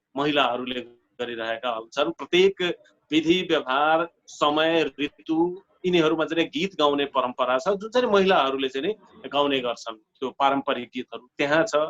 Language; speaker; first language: Nepali; non-native, local second language; Maithili